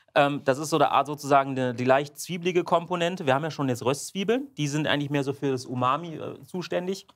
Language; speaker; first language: German; native; German